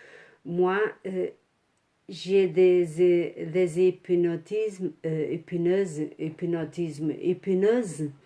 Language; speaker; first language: French; non-native, fluent; Portuguese